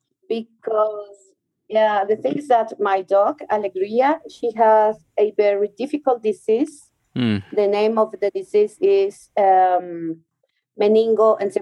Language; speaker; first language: English; non-native, fluent; Spanish